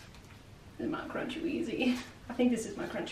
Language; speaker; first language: English; native; English